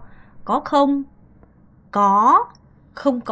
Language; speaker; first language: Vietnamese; non-native, fluent; Korean